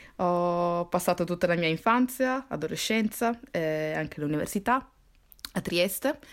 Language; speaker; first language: Italian; early bilingual, other home language; Somali